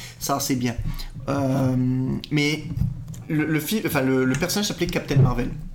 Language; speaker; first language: French; native; French